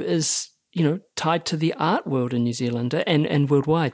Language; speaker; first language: English; native; English